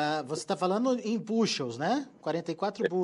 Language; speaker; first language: Portuguese; native; Portuguese